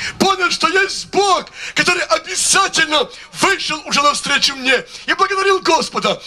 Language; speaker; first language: Russian; native; Russian